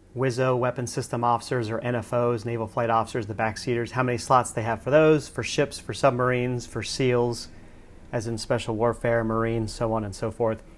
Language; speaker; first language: English; native; English